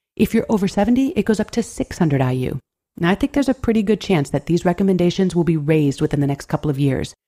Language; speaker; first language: English; native; English